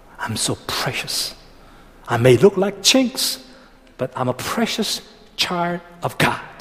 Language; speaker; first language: English; non-native, fluent; Korean